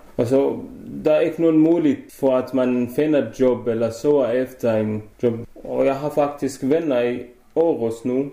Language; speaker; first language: Danish; non-native, learner; Arabic